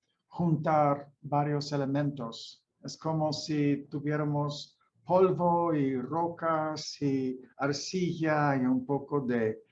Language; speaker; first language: Spanish; non-native, fluent; English